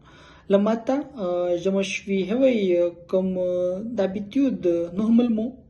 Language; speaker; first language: French; non-native, learner; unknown